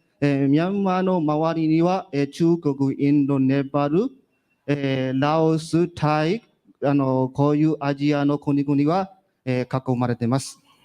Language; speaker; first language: Japanese; non-native, learner; Burmese